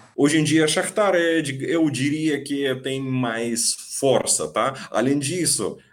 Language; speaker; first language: Portuguese; non-native, fluent; Ukrainian